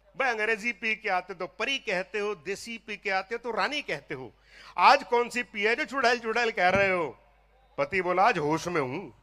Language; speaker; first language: Hindi; non-native, local second language; Punjabi